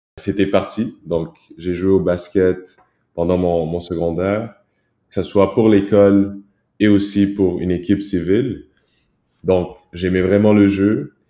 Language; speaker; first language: French; early bilingual, other home language; Kinyarwanda